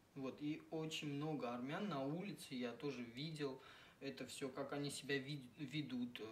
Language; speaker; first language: Russian; non-native, local second language; Armenian